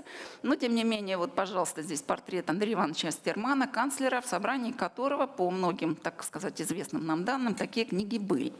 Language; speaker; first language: Russian; native; Russian